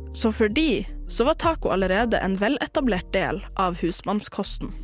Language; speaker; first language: Norwegian; native; Norwegian